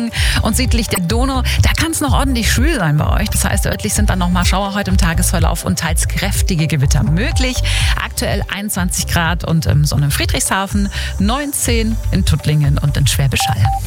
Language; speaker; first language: German; native; German